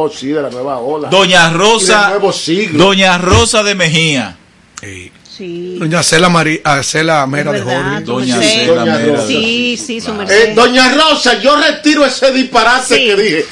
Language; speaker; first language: Spanish; native; Spanish